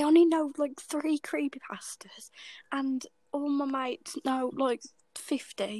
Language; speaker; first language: English; native; English